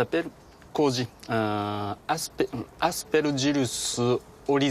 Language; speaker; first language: French; non-native, learner; Japanese